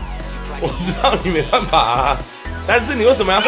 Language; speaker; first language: Chinese; native; Chinese